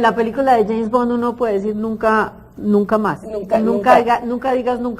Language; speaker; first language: Spanish; native; Spanish